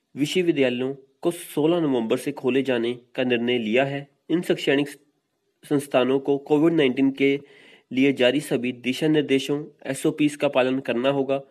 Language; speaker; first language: Hindi; non-native, local second language; Punjabi